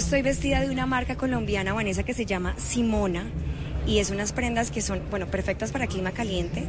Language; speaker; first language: Spanish; native; Spanish